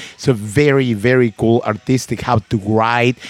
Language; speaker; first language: English; non-native, fluent; Spanish